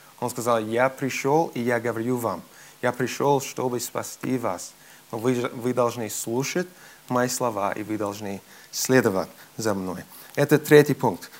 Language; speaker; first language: Russian; non-native, fluent; English